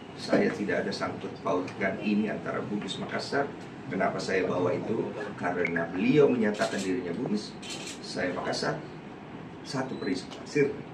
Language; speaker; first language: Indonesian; native; Indonesian